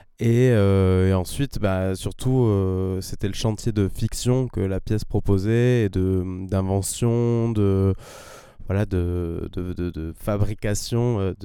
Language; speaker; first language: French; non-native, fluent; Spanish